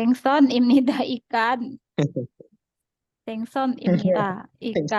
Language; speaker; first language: Korean; non-native, learner; Indonesian